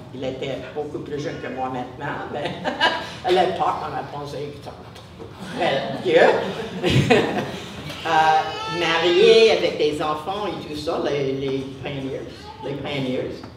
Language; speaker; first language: French; non-native, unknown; English